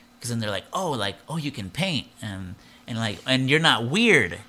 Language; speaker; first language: English; early bilingual, other home language; Spanish